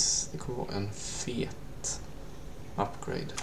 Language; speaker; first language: Swedish; native; Swedish